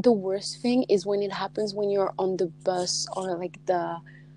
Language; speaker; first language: English; non-native, fluent; French